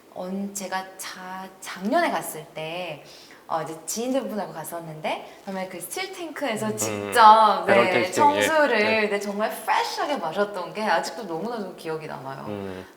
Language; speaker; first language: Korean; non-native, fluent; French